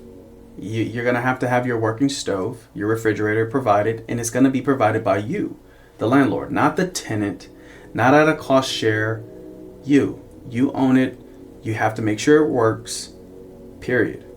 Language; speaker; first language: English; native; English